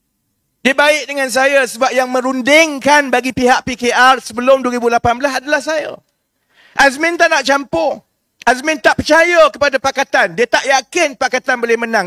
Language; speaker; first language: Malay; native; Malay